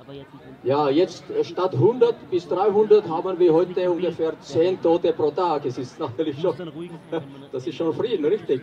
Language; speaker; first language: German; non-native, fluent; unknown